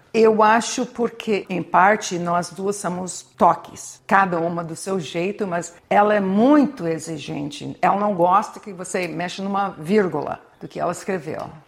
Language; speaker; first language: Portuguese; non-native, fluent; English